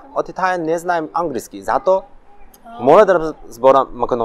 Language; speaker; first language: Macedonian; non-native, learner; Chinese